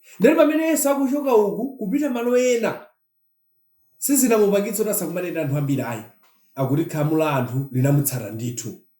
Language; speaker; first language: Nyanja; non-native, local second language; Tumbuka